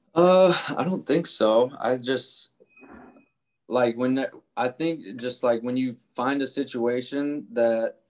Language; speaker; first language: English; native; English